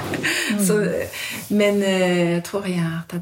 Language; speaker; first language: Norwegian; non-native, fluent; French